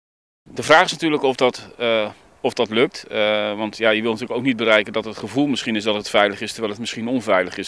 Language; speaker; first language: Dutch; native; Dutch